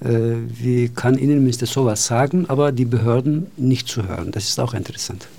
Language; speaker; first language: German; non-native, fluent; Turkish